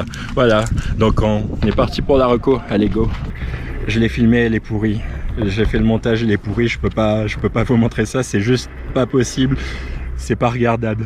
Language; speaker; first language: French; native; French